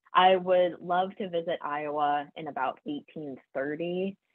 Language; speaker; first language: English; native; English